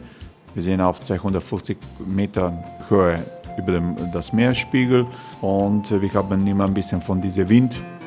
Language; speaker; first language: German; non-native, fluent; Croatian